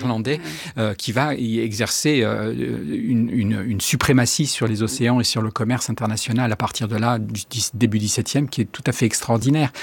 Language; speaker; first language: French; native; French